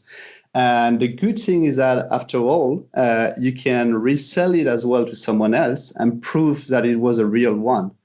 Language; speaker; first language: English; non-native, fluent; French